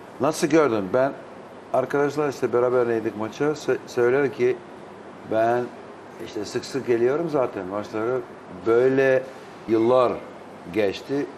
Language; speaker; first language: Turkish; non-native, fluent; Albanian